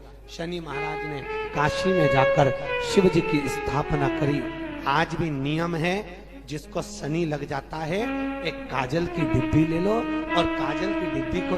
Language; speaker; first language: Hindi; native; Hindi